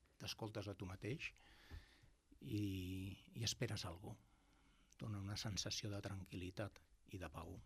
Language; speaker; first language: Catalan; non-native, local second language; Spanish